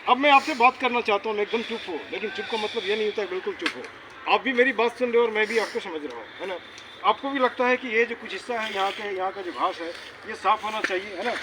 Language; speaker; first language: Hindi; native; Hindi